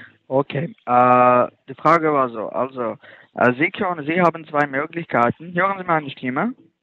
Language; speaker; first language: German; non-native, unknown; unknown